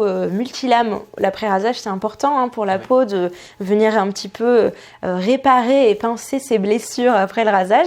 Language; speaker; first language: French; native; French